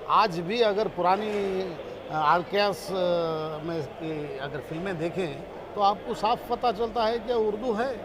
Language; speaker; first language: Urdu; native; Urdu